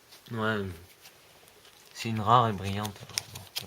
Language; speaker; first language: French; native; French